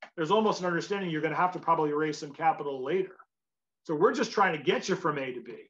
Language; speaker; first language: English; native; English